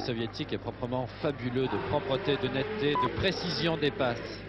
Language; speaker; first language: French; native; French